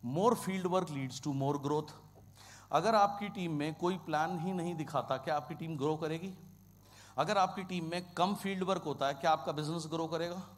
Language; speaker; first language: Hindi; non-native, local second language; Kannada